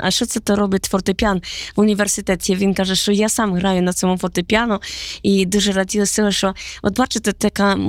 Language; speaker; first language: Polish; non-native, learner; Ukrainian